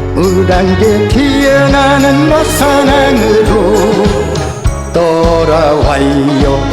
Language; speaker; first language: Korean; native; Korean